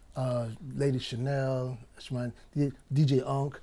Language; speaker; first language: German; non-native, fluent; English